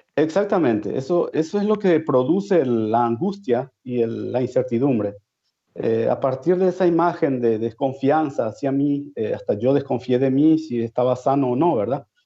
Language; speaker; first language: Spanish; native; Spanish